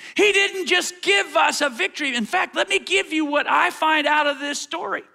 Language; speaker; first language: English; native; English